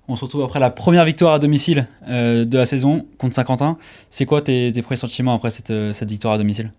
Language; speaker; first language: French; native; French